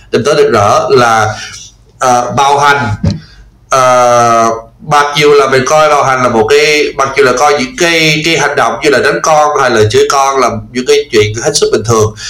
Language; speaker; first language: Vietnamese; non-native, fluent; English